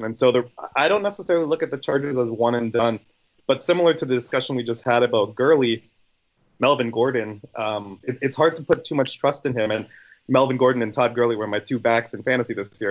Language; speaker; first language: English; native; English